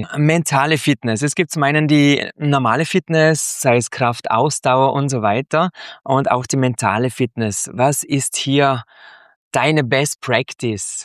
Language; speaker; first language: German; native; German